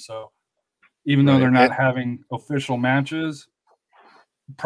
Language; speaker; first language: English; native; English